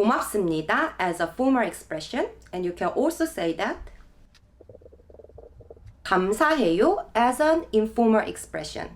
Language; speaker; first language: English; non-native, fluent; Korean